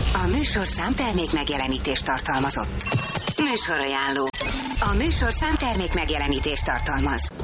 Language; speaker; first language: Hungarian; native; Hungarian